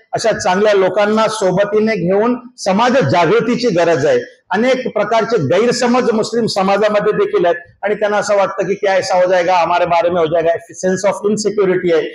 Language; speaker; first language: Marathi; non-native, local second language; Urdu